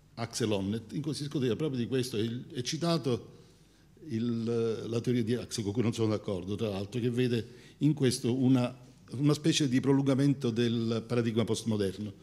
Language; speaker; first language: Italian; native; Italian